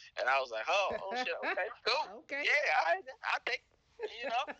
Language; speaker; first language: English; native; English